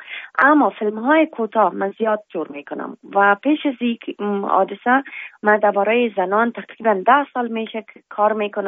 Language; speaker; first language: Persian; non-native, local second language; Pashto